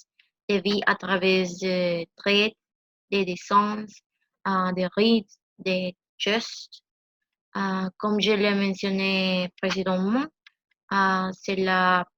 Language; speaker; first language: French; non-native, learner; Spanish